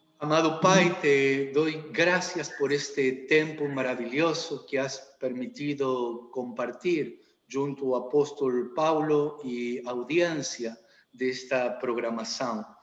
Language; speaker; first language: Portuguese; non-native, learner; Spanish